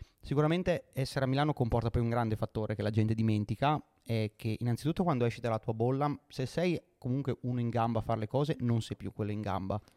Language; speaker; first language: Italian; native; Italian